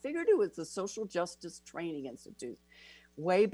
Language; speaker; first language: English; native; English